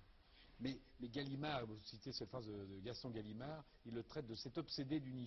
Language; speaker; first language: French; native; French